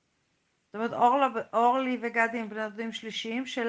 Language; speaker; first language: Hebrew; native; Hebrew